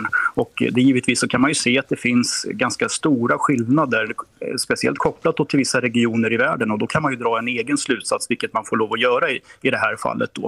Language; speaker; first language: Swedish; native; Swedish